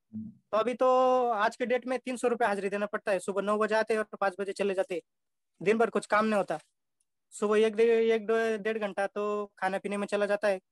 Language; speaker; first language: Hindi; non-native, local second language; Marathi